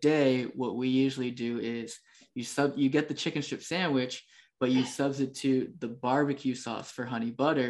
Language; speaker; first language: English; native; English